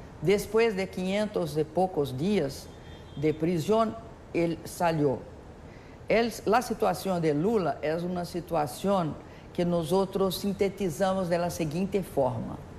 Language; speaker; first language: Spanish; non-native, learner; Portuguese